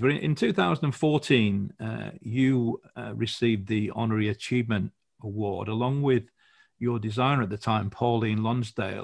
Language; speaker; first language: English; native; English